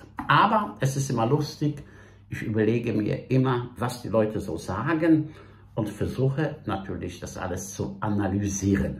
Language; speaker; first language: German; non-native, fluent; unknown